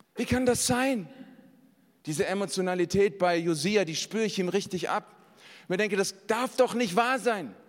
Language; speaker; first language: German; native; German